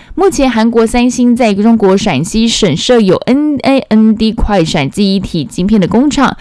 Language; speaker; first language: Chinese; non-native, fluent; Korean